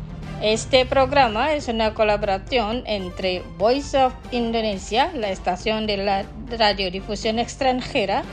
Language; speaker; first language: Spanish; non-native, fluent; Indonesian